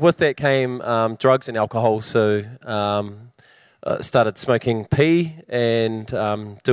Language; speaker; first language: English; native; English